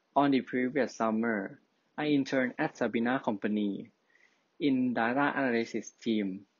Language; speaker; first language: English; non-native, fluent; Thai